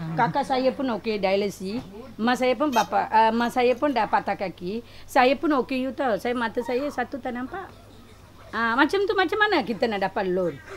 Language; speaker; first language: Malay; non-native, local second language; Tamil